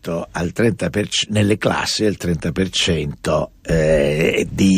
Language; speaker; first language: Italian; native; Italian